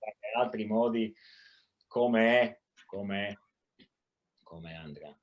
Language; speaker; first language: Italian; non-native, fluent; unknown